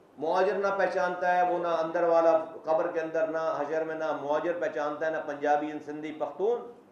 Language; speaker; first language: Urdu; native; Urdu